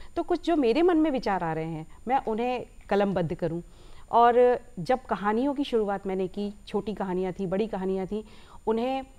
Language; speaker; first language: Hindi; native; Hindi